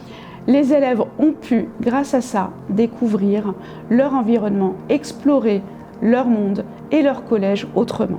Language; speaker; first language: French; native; French